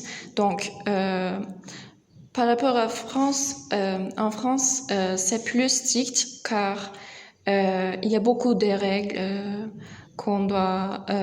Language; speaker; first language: French; non-native, learner; Turkish